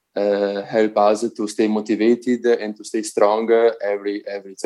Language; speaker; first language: English; non-native, learner; Italian